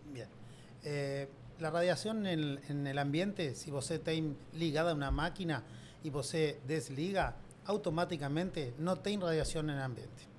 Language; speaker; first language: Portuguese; non-native, learner; Spanish